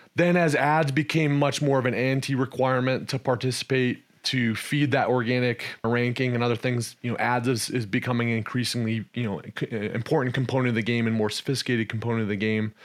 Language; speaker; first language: English; native; English